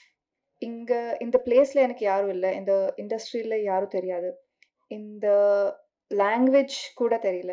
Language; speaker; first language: Tamil; non-native, learner; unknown